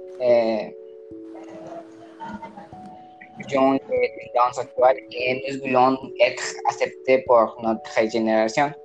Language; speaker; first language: French; non-native, learner; Spanish